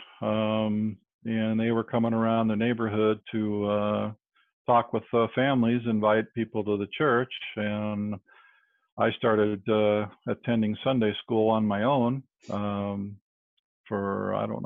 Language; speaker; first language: English; native; English